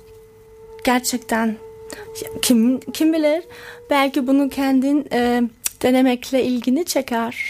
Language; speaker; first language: Turkish; early bilingual, heritage; Turkish